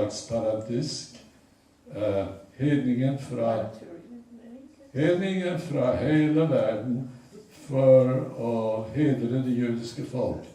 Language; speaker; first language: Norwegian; early bilingual, other home language; German